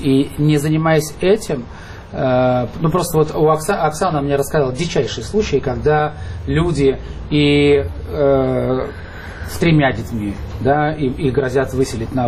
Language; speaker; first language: Russian; native; Russian